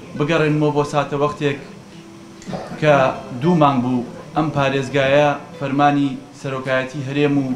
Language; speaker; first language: Central Kurdish; native; Central Kurdish